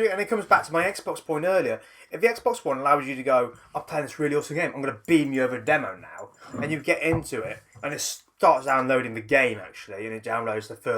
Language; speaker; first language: English; native; English